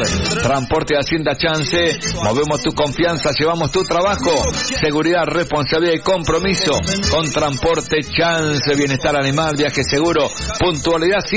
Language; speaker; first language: Spanish; native; Spanish